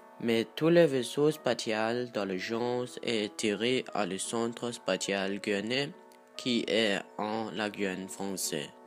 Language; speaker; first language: French; non-native, learner; Danish